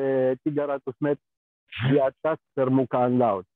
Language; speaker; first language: Indonesian; non-native, fluent; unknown